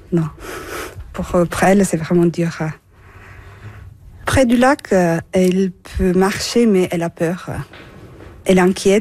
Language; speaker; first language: French; non-native, fluent; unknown